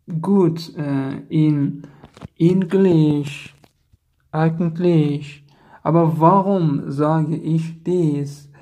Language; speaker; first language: German; non-native, learner; Persian